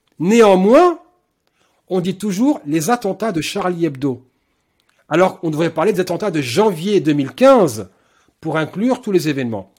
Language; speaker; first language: French; native; French